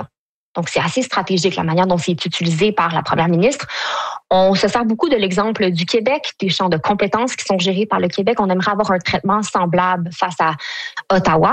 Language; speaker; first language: French; native; French